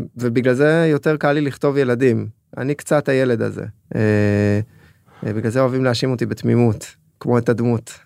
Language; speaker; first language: Hebrew; early bilingual, other home language; French